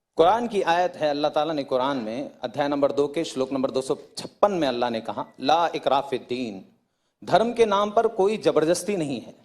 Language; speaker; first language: Hindi; native; Hindi